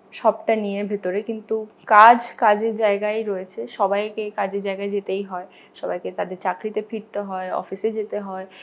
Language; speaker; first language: Bangla; non-native, local second language; Hindi